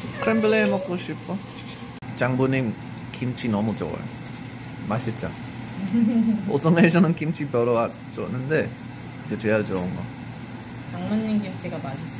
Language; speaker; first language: Korean; non-native, learner; English